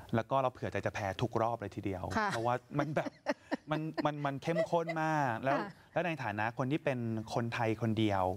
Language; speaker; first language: Thai; native; Thai